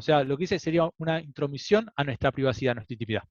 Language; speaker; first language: Spanish; native; Spanish